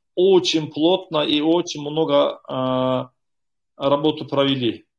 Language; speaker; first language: Russian; non-native, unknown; Turkish